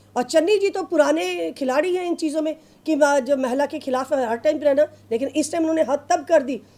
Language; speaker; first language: Hindi; non-native, local second language; Punjabi